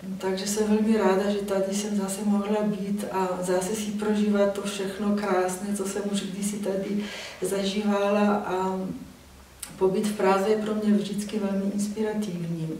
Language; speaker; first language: Czech; non-native, fluent; Slovenian